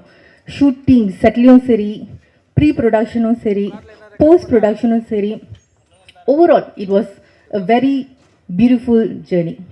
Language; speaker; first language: Tamil; native; Tamil